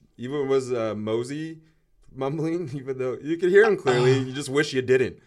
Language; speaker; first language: English; native; English